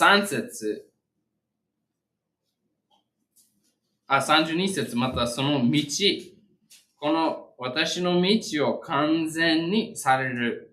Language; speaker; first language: Japanese; non-native, fluent; English